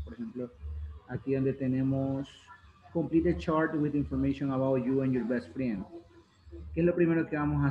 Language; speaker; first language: Spanish; native; Spanish